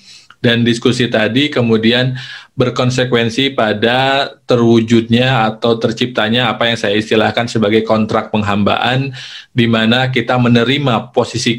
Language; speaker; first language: Indonesian; native; Indonesian